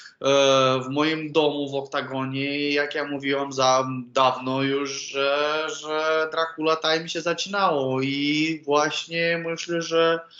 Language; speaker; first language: Polish; non-native, learner; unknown